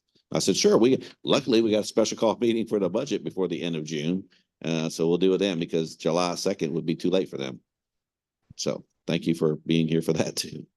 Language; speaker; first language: English; native; English